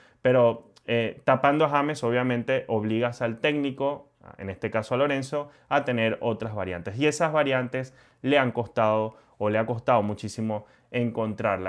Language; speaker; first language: Spanish; native; Spanish